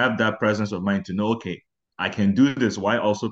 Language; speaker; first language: English; non-native, local second language; Igbo